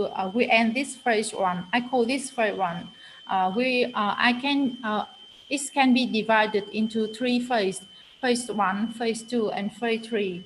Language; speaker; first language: English; non-native, fluent; Vietnamese